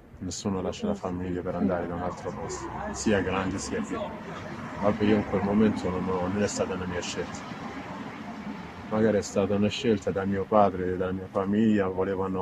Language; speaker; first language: Italian; early bilingual, other home language; Arabic